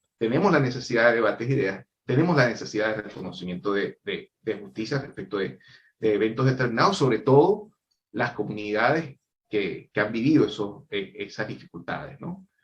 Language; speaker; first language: Spanish; native; Spanish